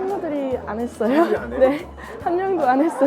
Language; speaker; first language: Korean; non-native, learner; German